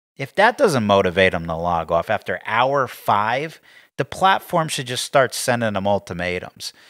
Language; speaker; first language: English; native; English